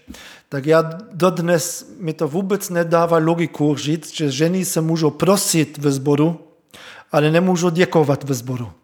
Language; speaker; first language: Czech; non-native, fluent; German